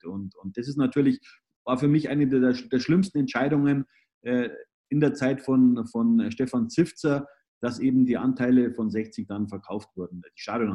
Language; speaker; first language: German; native; German